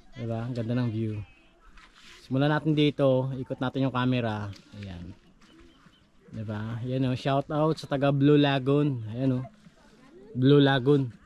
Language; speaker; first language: Filipino; non-native, local second language; Kinaray-a